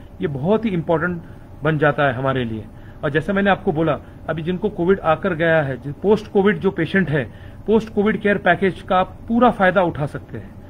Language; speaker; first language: Hindi; non-native, local second language; Marathi